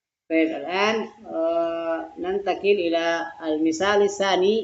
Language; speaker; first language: Arabic; non-native, fluent; Indonesian